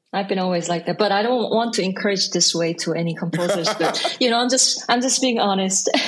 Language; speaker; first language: English; non-native, fluent; Korean